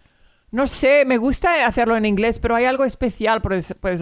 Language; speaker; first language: Spanish; early bilingual, heritage; English